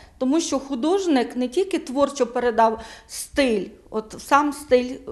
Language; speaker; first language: Ukrainian; native; Ukrainian